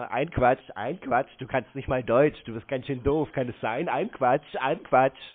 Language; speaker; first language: German; native; German